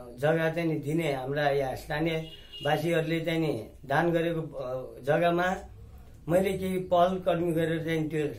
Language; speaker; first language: Nepali; non-native, local second language; Newari